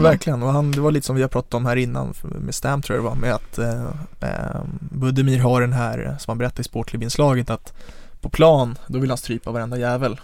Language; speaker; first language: Swedish; native; Swedish